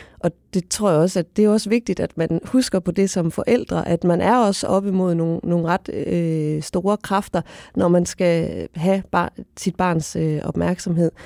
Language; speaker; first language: Danish; native; Danish